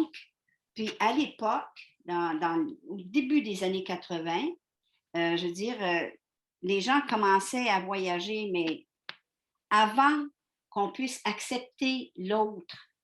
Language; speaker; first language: French; native; French